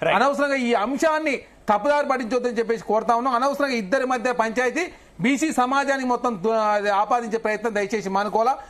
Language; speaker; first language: Telugu; native; Telugu